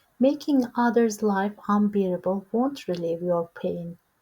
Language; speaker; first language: English; non-native, fluent; Turkish